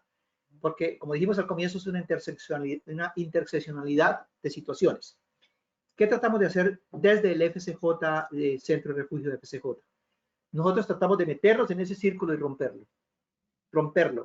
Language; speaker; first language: Spanish; native; Spanish